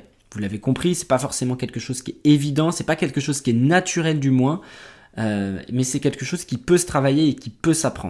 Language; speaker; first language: French; native; French